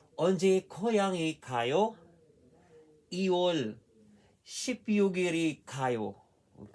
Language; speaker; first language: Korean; non-native, learner; Filipino